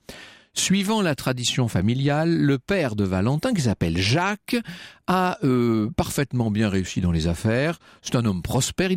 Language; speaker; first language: French; native; French